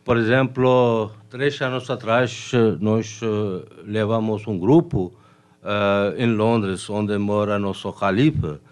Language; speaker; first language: Portuguese; non-native, fluent; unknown